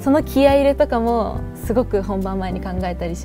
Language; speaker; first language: Japanese; native; Japanese